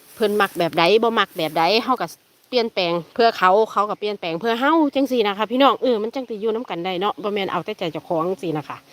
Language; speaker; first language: Thai; native; Thai